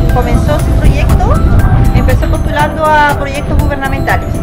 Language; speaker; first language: Spanish; native; Spanish